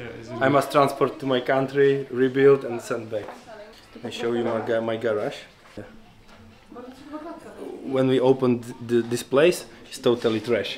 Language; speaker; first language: English; non-native, learner; Polish